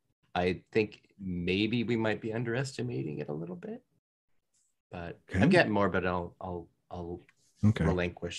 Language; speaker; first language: English; native; English